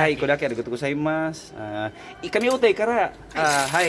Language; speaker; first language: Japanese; non-native, learner; Cebuano